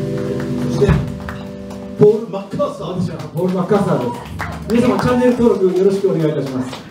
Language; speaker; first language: Japanese; native; Japanese